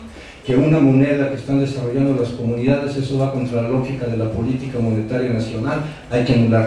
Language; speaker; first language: Spanish; native; Spanish